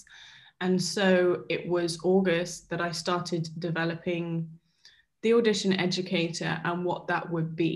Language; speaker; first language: English; native; English